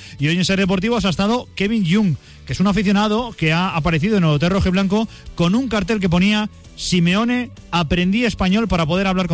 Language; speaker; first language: Spanish; native; Spanish